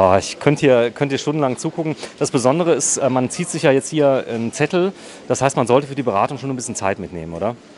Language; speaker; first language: German; native; German